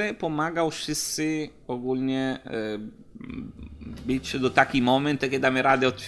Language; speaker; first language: Polish; non-native, learner; Italian